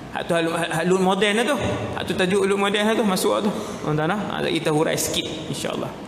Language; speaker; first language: Malay; native; Malay